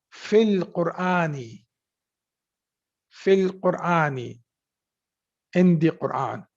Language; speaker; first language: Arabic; non-native, fluent; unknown